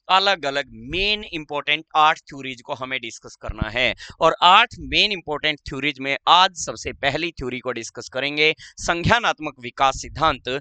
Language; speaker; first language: Hindi; native; Hindi